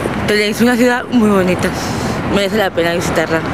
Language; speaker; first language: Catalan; non-native, learner; Spanish